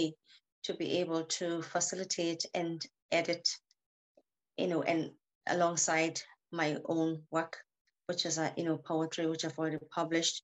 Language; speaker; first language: English; native; English